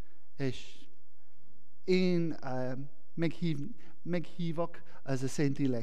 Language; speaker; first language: Hungarian; non-native, learner; English